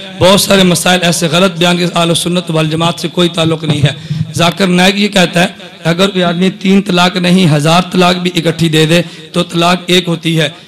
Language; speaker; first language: Urdu; non-native, local second language; Punjabi